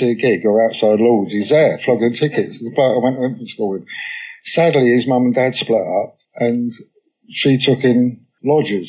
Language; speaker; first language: English; native; English